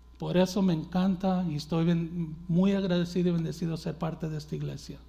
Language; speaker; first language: Spanish; early bilingual, heritage; Spanish